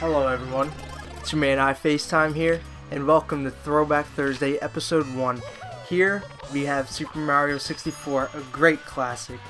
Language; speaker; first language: English; native; English